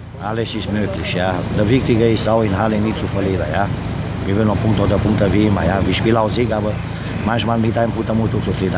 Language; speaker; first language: German; non-native, fluent; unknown